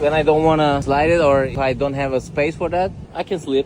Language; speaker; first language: English; non-native, fluent; Turkish